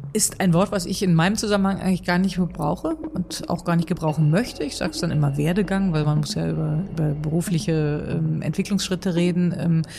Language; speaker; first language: German; native; German